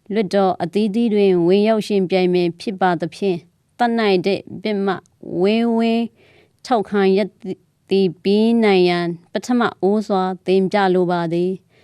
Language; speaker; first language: Burmese; non-native, local second language; Tedim Chin